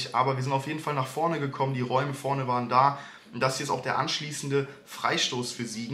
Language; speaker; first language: German; native; German